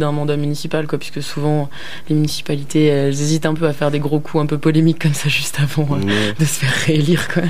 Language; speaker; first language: French; native; French